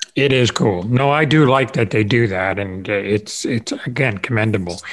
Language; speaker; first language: English; early bilingual, other home language; Spanish